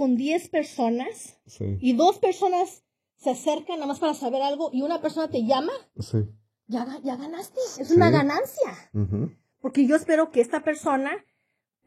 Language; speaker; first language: Spanish; early bilingual, heritage; Spanish